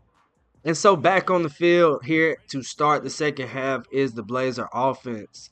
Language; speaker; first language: English; native; English